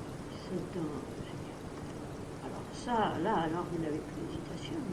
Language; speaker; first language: French; native; French